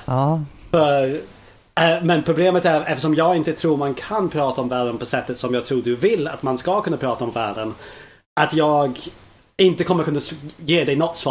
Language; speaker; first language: Swedish; non-native, fluent; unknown